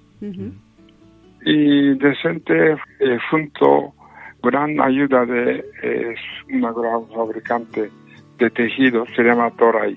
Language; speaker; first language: Spanish; non-native, fluent; Japanese